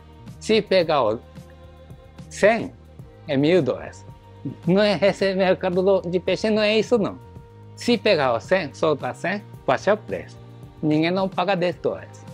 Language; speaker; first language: Portuguese; non-native, learner; Japanese